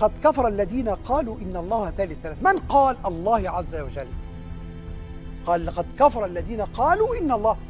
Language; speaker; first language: Arabic; native; Arabic